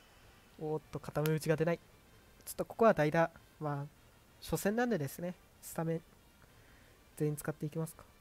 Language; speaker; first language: Japanese; native; Japanese